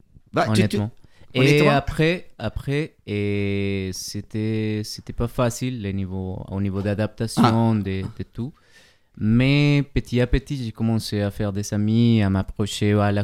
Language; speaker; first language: French; non-native, learner; Spanish